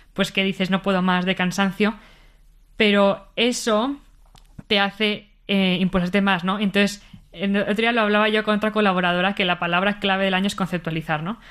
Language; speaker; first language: Spanish; native; Spanish